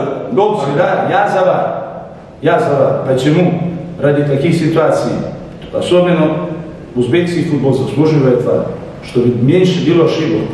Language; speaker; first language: Russian; non-native, fluent; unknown